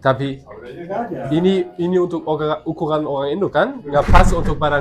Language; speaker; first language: Indonesian; non-native, learner; German